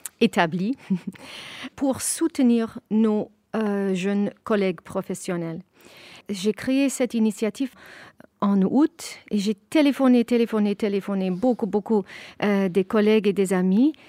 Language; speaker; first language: French; non-native, fluent; English